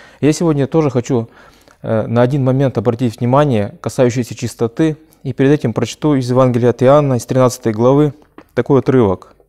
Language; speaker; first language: Russian; native; Russian